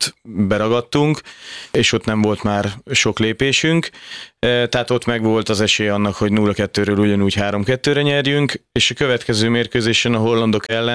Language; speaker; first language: Hungarian; native; Hungarian